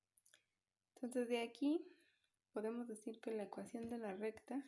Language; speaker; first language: Spanish; native; Spanish